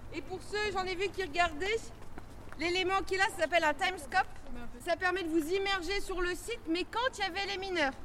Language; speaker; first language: French; native; French